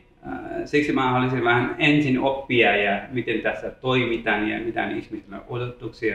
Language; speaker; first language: Finnish; non-native, learner; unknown